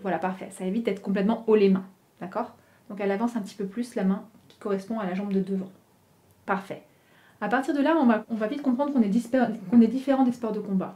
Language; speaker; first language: French; native; French